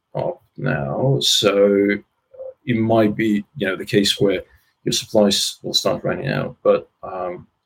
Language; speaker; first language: English; non-native, fluent; Russian